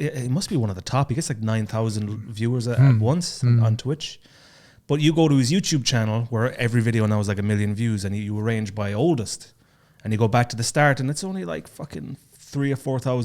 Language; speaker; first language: English; native; English